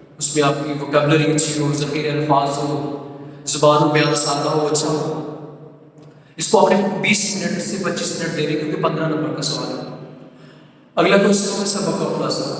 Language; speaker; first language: Urdu; non-native, local second language; Punjabi